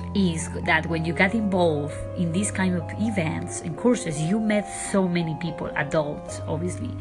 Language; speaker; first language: English; non-native, fluent; Spanish